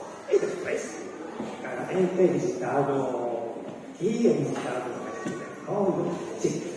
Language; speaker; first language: Spanish; non-native, learner; Italian